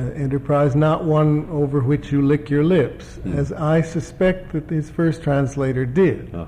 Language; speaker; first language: English; native; English